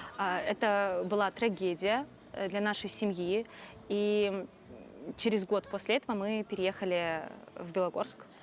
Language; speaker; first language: Russian; non-native, local second language; Crimean Tatar